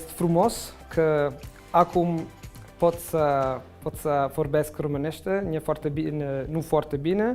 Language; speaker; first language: Romanian; non-native, learner; Italian